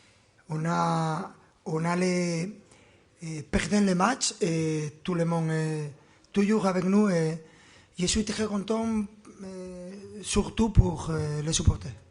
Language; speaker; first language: French; non-native, fluent; Spanish